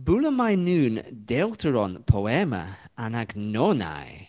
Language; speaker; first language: Greek; non-native, learner; English